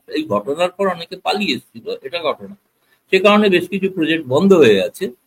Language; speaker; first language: Bangla; native; Bangla